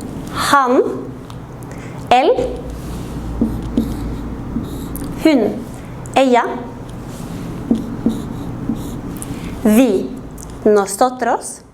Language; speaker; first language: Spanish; non-native, fluent; Norwegian